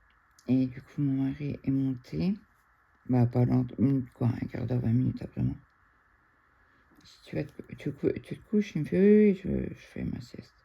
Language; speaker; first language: French; native; French